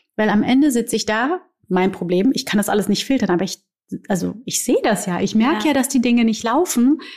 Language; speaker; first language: German; native; German